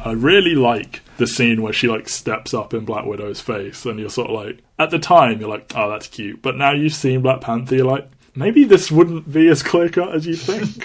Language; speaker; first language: English; native; English